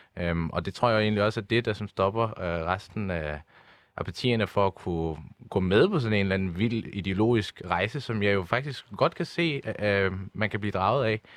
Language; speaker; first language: Danish; early bilingual, other home language; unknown